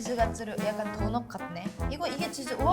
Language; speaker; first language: Korean; non-native, fluent; Japanese